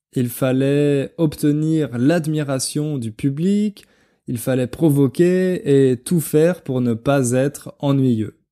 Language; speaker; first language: French; native; French